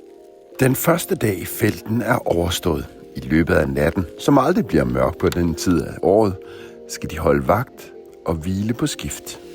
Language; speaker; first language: Danish; native; Danish